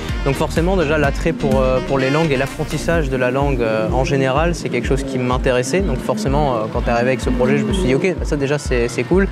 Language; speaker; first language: French; native; French